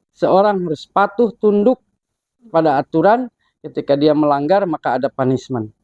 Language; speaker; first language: Indonesian; non-native, local second language; Sundanese